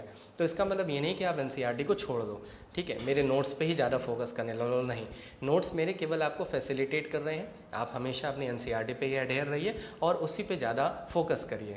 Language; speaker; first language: Hindi; native; Hindi